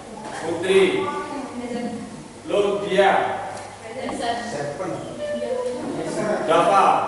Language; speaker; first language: English; non-native, learner; Indonesian